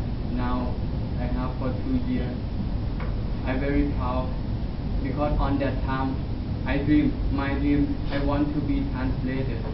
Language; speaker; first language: English; non-native, learner; Thai